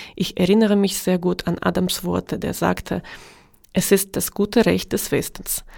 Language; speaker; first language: German; non-native, fluent; Ukrainian